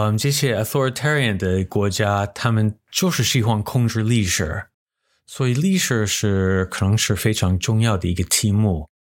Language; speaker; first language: Chinese; non-native, fluent; English